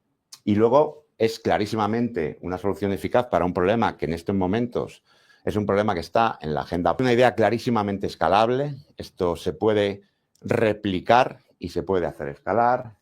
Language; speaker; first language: Spanish; native; Spanish